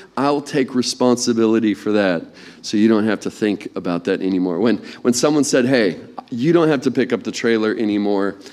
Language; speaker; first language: English; native; English